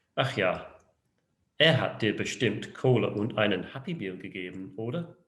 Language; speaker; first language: German; non-native, fluent; English